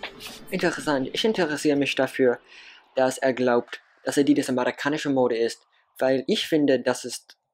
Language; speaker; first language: German; non-native, learner; English